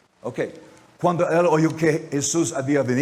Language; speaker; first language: Spanish; non-native, learner; English